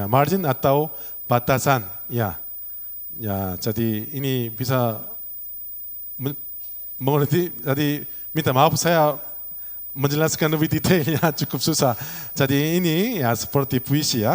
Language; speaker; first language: Indonesian; non-native, learner; Korean